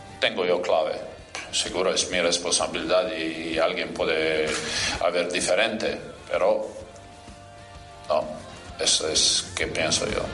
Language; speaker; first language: Spanish; non-native, fluent; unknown